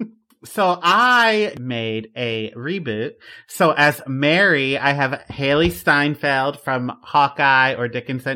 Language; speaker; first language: English; native; English